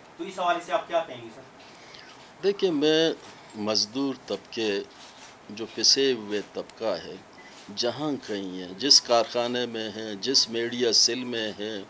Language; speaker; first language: Urdu; non-native, local second language; Baluchi